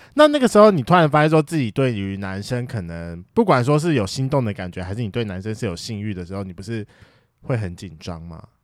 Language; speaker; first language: Chinese; native; Chinese